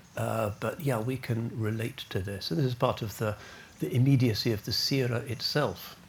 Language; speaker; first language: English; native; English